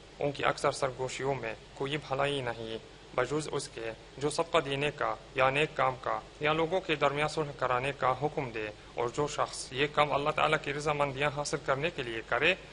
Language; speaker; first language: Urdu; non-native, fluent; Arabic